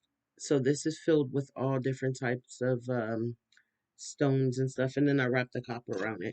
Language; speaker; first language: English; native; English